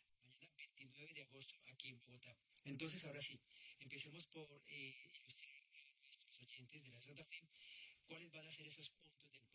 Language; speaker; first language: Spanish; native; Spanish